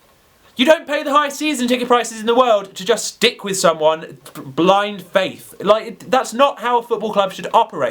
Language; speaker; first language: English; native; English